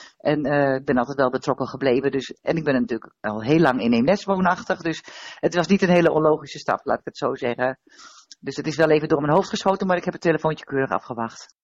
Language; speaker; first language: Dutch; native; Dutch